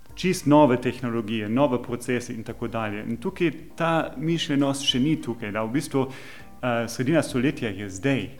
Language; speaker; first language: Slovenian; non-native, fluent; German